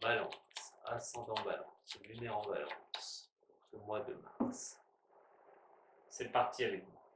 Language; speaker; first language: French; native; French